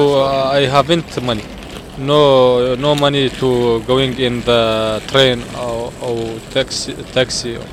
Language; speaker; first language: English; non-native, learner; Arabic